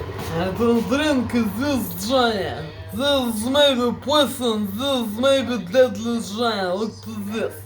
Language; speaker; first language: English; non-native, learner; Russian